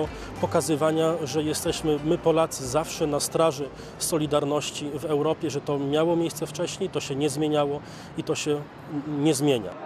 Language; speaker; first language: Polish; native; Polish